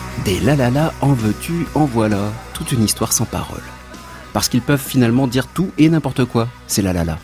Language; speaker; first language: French; native; French